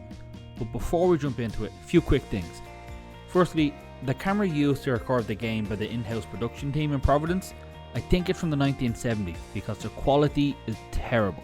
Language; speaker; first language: English; native; English